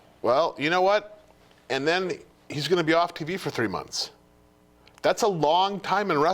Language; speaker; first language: English; native; English